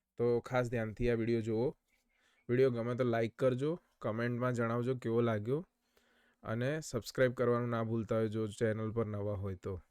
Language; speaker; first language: Gujarati; native; Gujarati